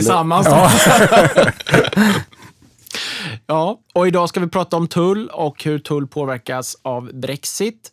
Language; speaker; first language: Swedish; native; Swedish